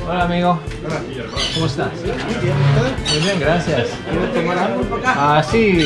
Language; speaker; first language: Spanish; non-native, learner; English